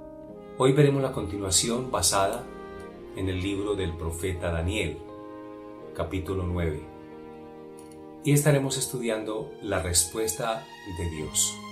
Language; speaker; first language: Spanish; native; Spanish